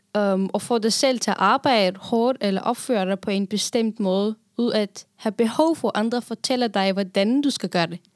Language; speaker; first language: Danish; non-native, fluent; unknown